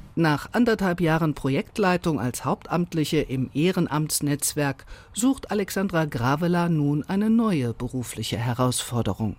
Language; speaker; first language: German; native; German